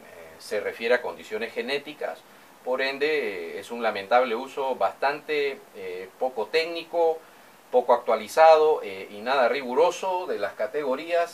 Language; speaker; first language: Spanish; native; Spanish